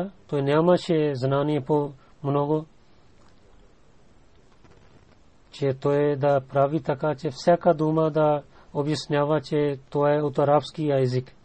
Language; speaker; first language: Bulgarian; non-native, learner; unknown